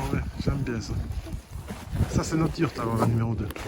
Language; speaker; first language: French; native; French